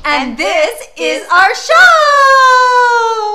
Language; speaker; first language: English; native; English